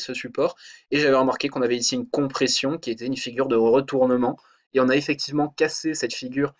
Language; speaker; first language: French; native; French